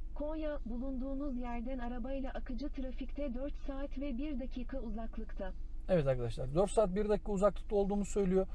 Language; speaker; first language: Turkish; native; Turkish